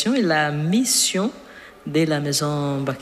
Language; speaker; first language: French; non-native, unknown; Portuguese